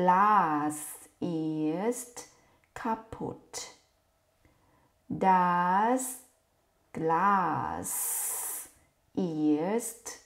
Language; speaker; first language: German; non-native, fluent; Thai